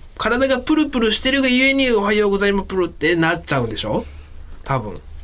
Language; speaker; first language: Japanese; native; Japanese